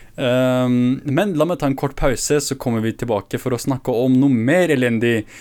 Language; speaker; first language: Norwegian; early bilingual, other home language; Kurdish